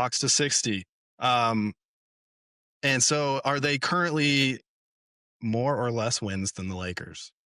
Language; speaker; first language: English; native; English